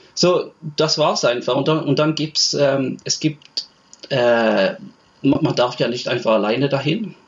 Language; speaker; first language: German; non-native, fluent; Norwegian